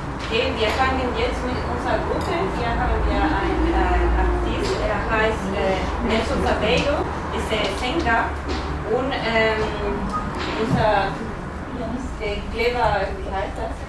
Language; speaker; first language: German; non-native, fluent; Spanish